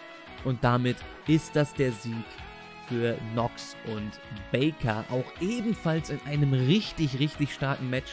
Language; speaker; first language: German; native; German